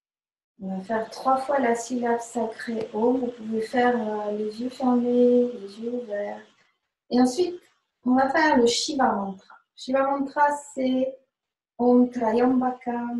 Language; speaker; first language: French; native; French